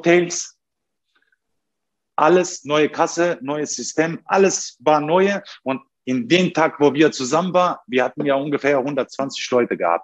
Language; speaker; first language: German; non-native, learner; Turkish